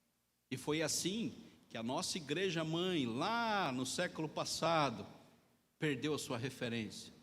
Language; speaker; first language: Portuguese; native; Portuguese